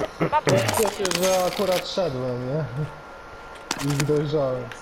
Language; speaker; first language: Polish; native; Polish